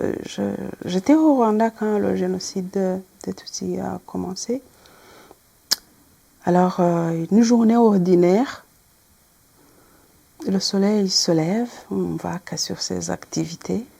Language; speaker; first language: French; non-native, local second language; Kinyarwanda